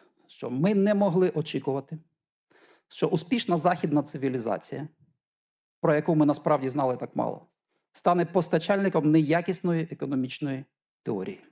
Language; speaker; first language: Ukrainian; native; Ukrainian